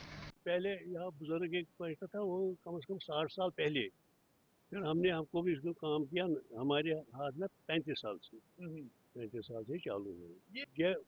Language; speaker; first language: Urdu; non-native, local second language; Kashmiri